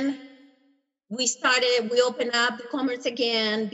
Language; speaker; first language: English; non-native, fluent; Spanish